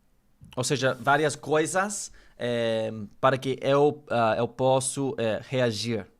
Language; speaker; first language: Portuguese; non-native, learner; English